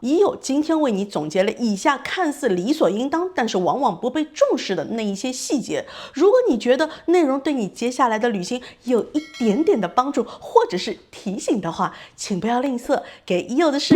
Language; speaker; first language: Chinese; native; Chinese